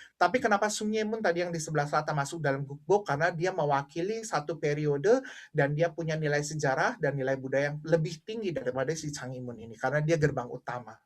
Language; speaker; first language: Indonesian; native; Indonesian